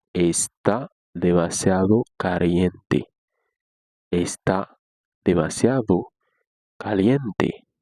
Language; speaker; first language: Spanish; non-native, learner; Haitian Creole